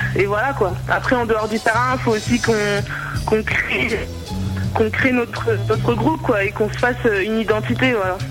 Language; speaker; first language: French; native; French